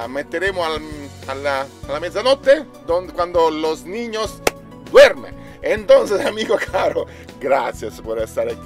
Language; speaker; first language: Spanish; non-native, learner; Italian